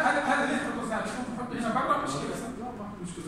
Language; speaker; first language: Arabic; non-native, learner; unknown